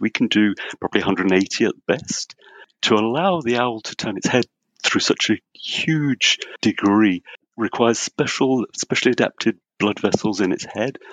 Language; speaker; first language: English; native; English